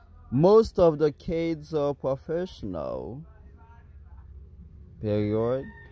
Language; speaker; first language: English; non-native, fluent; Haitian Creole